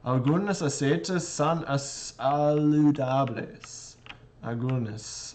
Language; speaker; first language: Spanish; non-native, learner; English